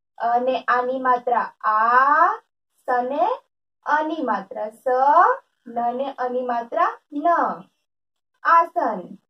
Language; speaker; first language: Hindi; non-native, local second language; Gujarati